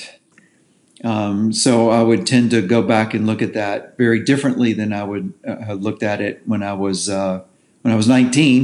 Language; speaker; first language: English; native; English